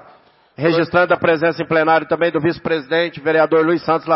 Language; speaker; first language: Portuguese; native; Portuguese